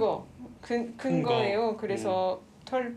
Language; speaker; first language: Korean; non-native, learner; French